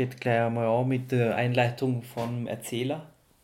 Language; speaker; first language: German; native; German